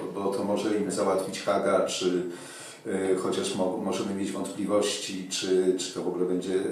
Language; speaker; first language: Polish; native; Polish